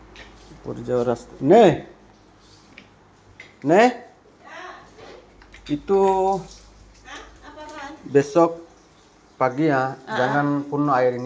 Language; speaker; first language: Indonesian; non-native, learner; Bangla